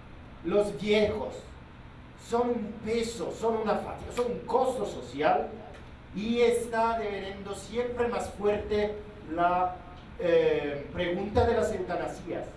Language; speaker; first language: Spanish; non-native, fluent; Italian